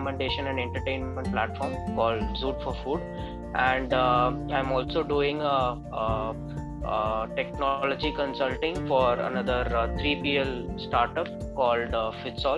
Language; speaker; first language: English; non-native, local second language; Tamil